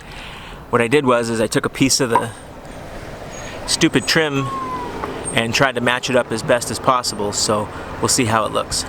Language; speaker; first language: English; native; English